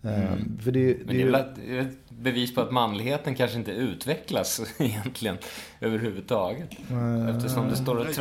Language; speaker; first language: Swedish; native; Swedish